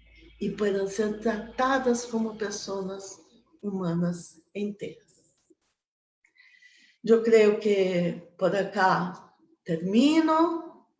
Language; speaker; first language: Spanish; non-native, fluent; Portuguese